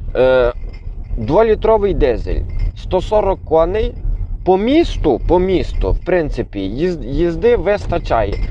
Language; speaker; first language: Ukrainian; native; Ukrainian